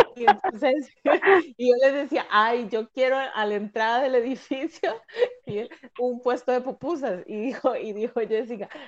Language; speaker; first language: Spanish; native; Spanish